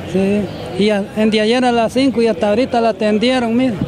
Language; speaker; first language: Spanish; native; Spanish